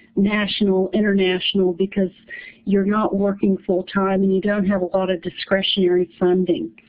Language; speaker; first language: English; native; English